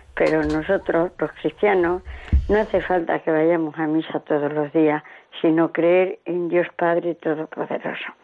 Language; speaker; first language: Spanish; native; Spanish